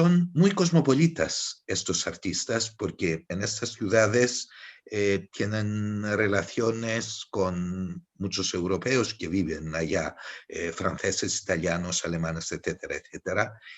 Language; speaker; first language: Spanish; non-native, fluent; Greek